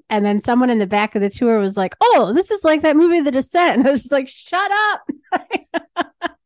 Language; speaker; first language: English; native; English